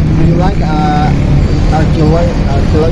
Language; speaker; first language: English; non-native, learner; Spanish